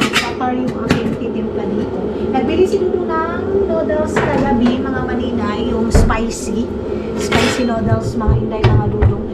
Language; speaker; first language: Filipino; non-native, local second language; Cebuano